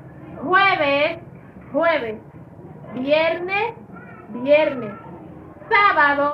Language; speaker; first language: Spanish; non-native, learner; Haitian Creole